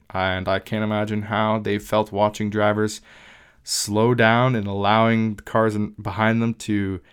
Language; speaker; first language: English; native; English